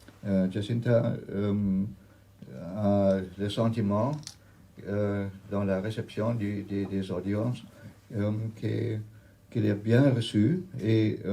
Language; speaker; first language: French; non-native, learner; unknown